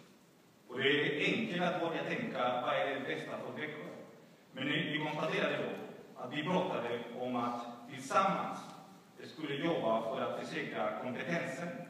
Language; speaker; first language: Swedish; non-native, fluent; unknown